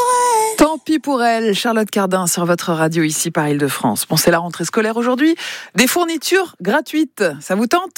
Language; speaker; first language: French; native; French